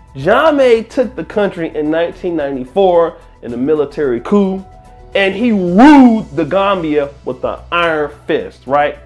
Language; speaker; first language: English; native; English